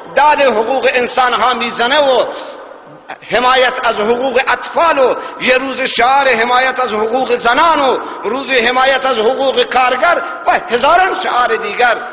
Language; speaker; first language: Persian; non-native, local second language; Baluchi